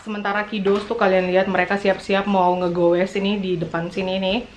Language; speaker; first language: Indonesian; native; Indonesian